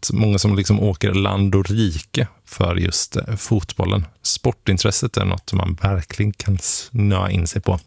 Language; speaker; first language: Swedish; native; Swedish